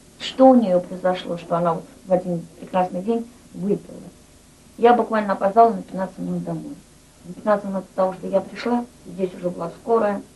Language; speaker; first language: Russian; native; Russian